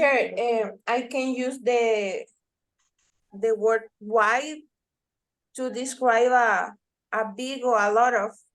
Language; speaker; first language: English; non-native, learner; Spanish